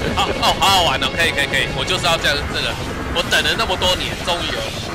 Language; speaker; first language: Chinese; native; Chinese